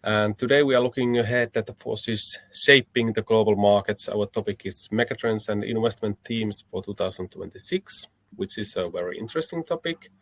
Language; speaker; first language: English; non-native, fluent; Finnish